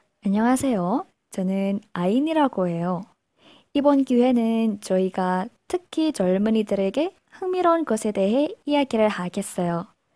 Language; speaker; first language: Korean; non-native, learner; Indonesian